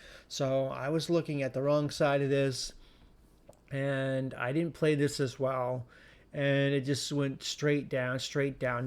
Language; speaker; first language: English; native; English